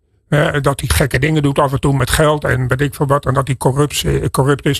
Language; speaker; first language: Dutch; native; Dutch